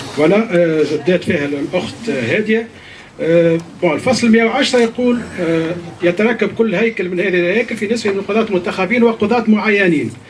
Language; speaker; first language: Arabic; native; Arabic